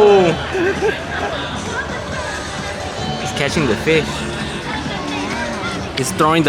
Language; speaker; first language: English; non-native, fluent; Spanish